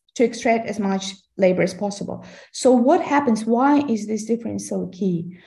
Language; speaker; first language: English; non-native, fluent; Russian